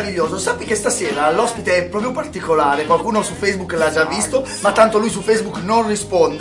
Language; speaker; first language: Italian; native; Italian